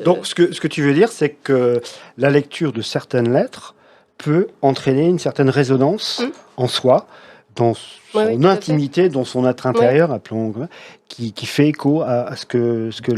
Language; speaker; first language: French; native; French